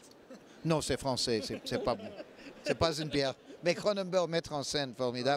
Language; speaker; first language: French; non-native, learner; English